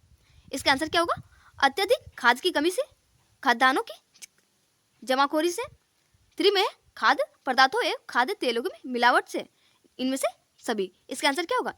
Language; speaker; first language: Hindi; native; Hindi